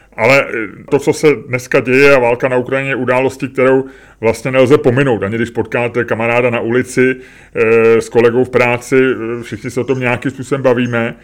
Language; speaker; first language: Czech; native; Czech